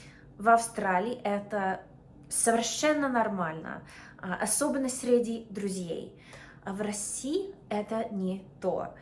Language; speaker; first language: Russian; non-native, fluent; English